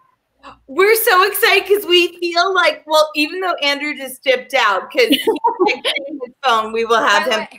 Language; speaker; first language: English; native; English